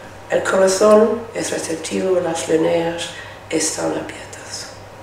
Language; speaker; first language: Spanish; non-native, learner; English